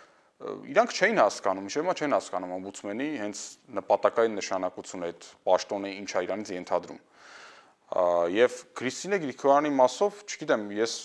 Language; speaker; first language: Armenian; native; Armenian